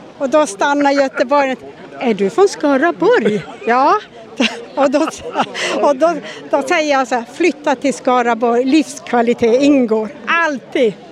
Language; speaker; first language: Swedish; native; Swedish